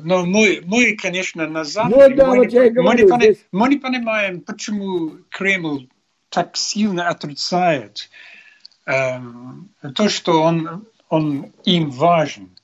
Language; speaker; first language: Russian; non-native, learner; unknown